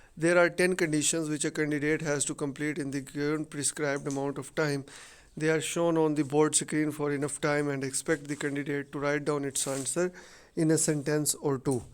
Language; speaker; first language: English; non-native, local second language; Urdu